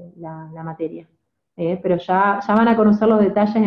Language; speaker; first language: Spanish; native; Spanish